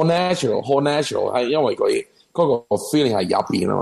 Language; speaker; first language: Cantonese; non-native, learner; Spanish